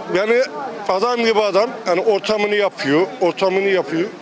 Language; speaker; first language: Turkish; native; Turkish